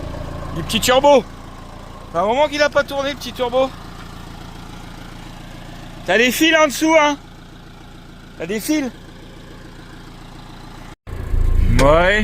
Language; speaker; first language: French; native; French